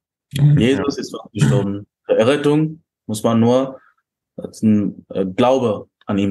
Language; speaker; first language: German; non-native, fluent; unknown